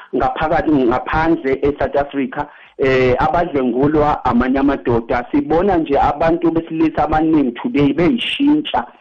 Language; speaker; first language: Zulu; native; Zulu